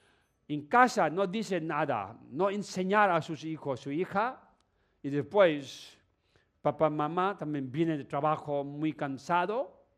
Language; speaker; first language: Spanish; non-native, learner; Tibetan